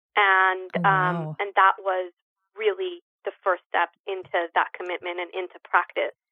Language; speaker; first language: English; early bilingual, other home language; Spanish